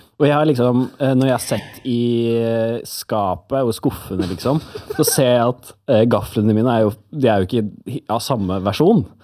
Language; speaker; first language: Norwegian; native; Norwegian